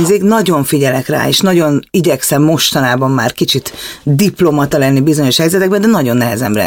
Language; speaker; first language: Hungarian; native; Hungarian